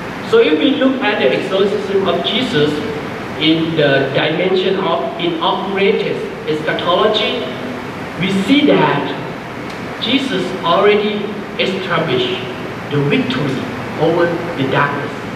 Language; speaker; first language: English; non-native, fluent; Thai